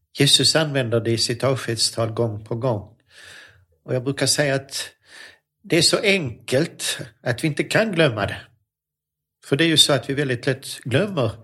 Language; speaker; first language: Swedish; native; Swedish